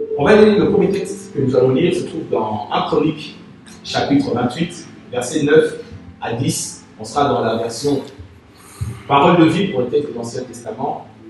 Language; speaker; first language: French; non-native, local second language; Lingala